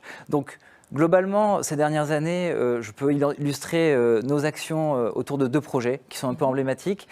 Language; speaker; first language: French; native; French